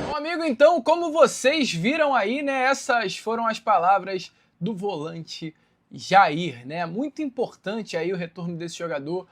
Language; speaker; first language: Portuguese; native; Portuguese